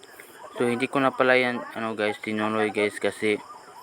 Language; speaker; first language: Filipino; non-native, local second language; Cebuano